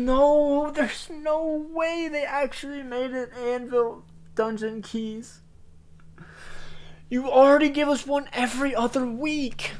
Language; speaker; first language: English; native; English